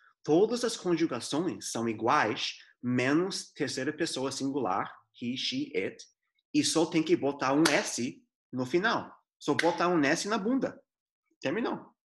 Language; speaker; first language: Portuguese; non-native, fluent; English